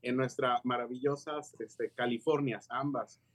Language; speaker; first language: Spanish; native; Spanish